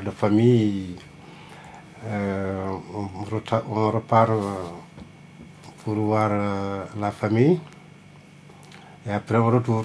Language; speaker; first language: French; non-native, local second language; Fula